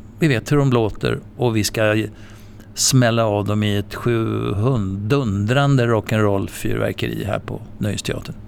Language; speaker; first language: Swedish; native; Swedish